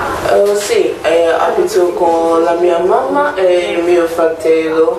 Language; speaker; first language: Italian; non-native, learner; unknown